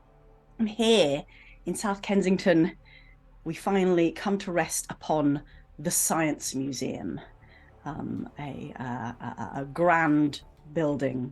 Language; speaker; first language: English; native; English